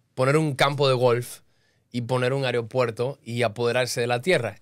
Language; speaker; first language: Spanish; native; Spanish